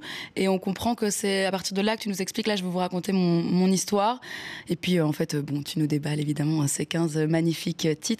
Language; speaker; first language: French; native; French